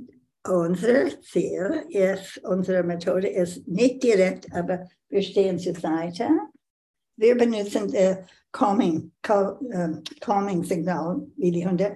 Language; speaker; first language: German; non-native, learner; English